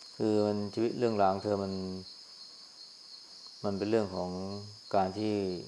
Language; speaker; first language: Thai; native; Thai